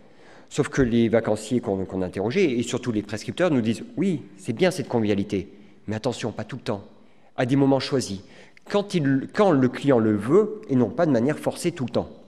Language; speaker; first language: French; native; French